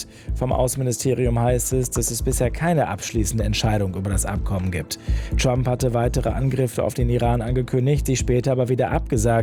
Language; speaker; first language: German; native; German